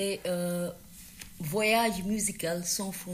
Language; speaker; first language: French; non-native, learner; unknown